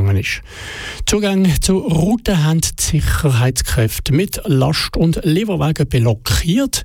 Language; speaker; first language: German; native; German